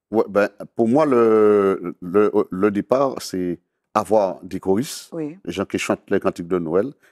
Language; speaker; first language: French; native; French